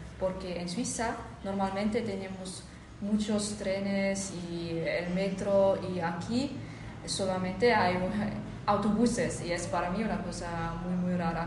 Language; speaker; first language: Spanish; non-native, fluent; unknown